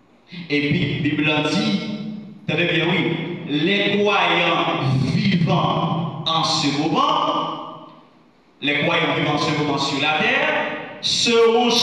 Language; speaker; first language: French; non-native, local second language; Haitian Creole